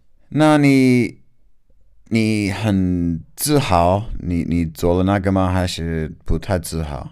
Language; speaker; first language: Chinese; non-native, learner; English